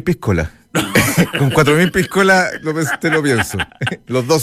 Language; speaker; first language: Spanish; native; Spanish